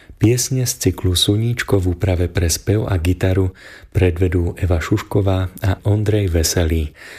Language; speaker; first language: Slovak; native; Slovak